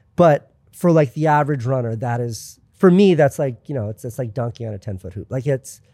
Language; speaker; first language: English; native; English